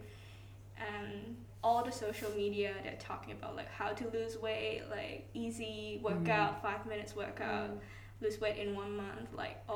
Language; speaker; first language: English; non-native, local second language; Cantonese